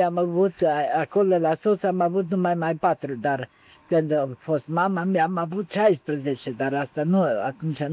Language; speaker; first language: Romanian; non-native, local second language; German